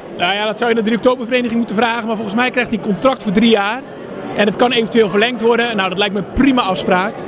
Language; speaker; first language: Dutch; native; Dutch